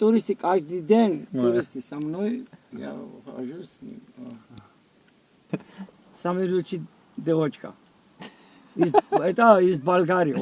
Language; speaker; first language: Russian; non-native, learner; Georgian